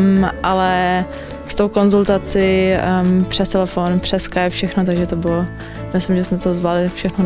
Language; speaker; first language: Czech; early bilingual, heritage; Czech